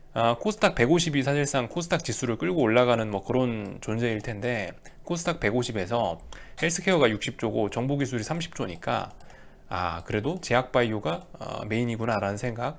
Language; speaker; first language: Korean; native; Korean